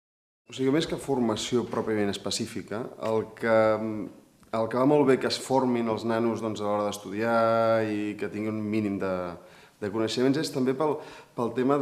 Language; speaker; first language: Catalan; native; Catalan